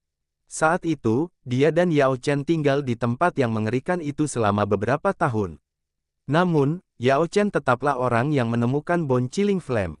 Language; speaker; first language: Indonesian; native; Indonesian